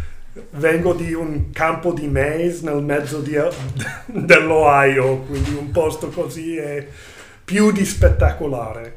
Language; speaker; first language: Italian; non-native, learner; English